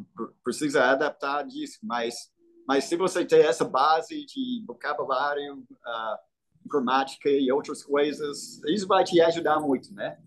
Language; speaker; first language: Portuguese; non-native, fluent; English